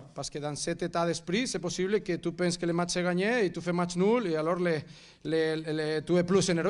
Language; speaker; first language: French; non-native, fluent; Catalan